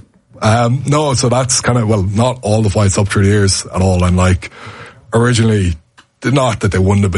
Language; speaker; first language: English; native; English